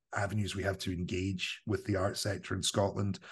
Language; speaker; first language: English; native; English